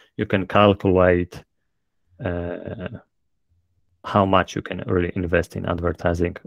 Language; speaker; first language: English; non-native, fluent; Polish